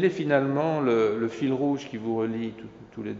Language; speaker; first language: French; native; French